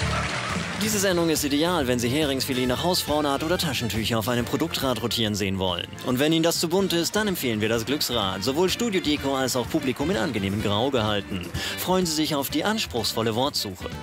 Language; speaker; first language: German; native; German